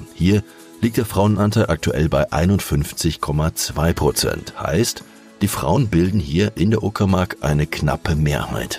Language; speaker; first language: German; native; German